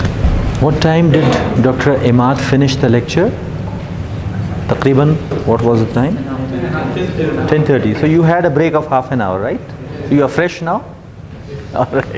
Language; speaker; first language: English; non-native, fluent; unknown